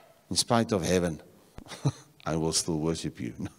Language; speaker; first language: English; non-native, local second language; Afrikaans